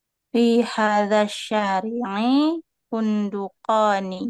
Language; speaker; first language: Arabic; non-native, learner; Indonesian